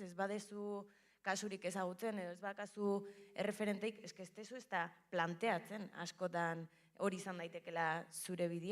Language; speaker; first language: Basque; native; Basque